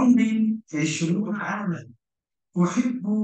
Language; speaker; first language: Arabic; non-native, learner; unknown